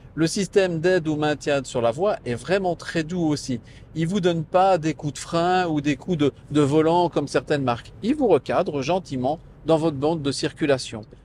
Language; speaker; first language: French; native; French